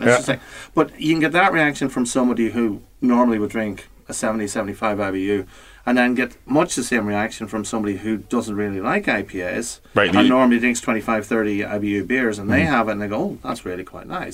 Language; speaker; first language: English; native; English